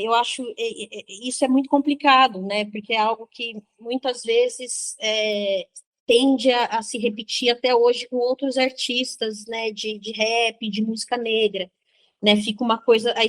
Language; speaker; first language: Portuguese; native; Portuguese